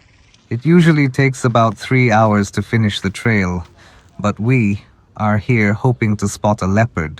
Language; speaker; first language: English; non-native, local second language; Sinhala